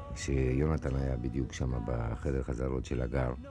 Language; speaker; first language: Hebrew; non-native, fluent; Spanish